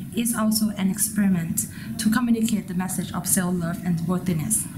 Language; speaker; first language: English; non-native, fluent; Thai